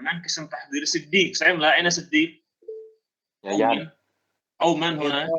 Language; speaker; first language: Arabic; non-native, fluent; Indonesian